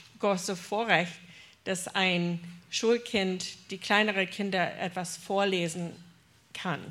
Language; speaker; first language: German; non-native, fluent; English